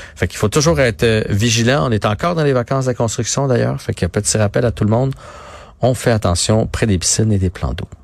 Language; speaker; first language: French; native; French